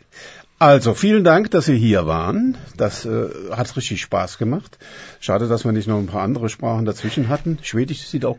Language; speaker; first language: German; native; German